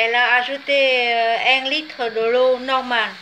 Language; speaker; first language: French; non-native, fluent; Vietnamese